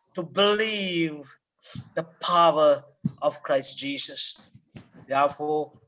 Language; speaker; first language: English; non-native, local second language; Sinhala